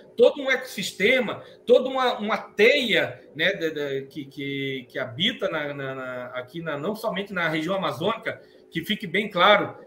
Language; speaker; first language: Portuguese; native; Portuguese